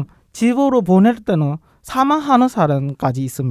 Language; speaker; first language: Korean; non-native, learner; Burmese